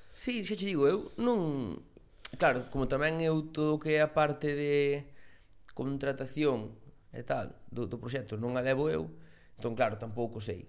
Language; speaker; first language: Galician; native; Galician